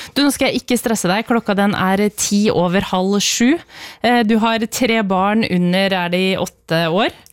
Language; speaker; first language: Norwegian; native; Norwegian